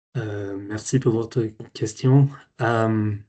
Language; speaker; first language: French; non-native, learner; Swedish